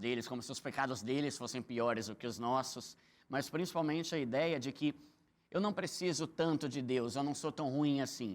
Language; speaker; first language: Portuguese; native; Portuguese